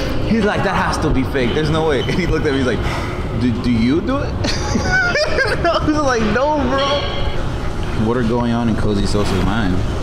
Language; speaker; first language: English; early bilingual, other home language; Spanish